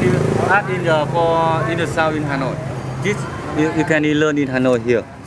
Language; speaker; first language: English; non-native, learner; Vietnamese